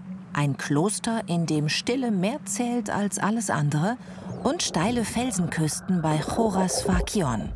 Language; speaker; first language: German; native; German